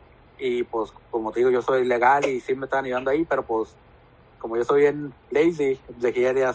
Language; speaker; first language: Spanish; native; Spanish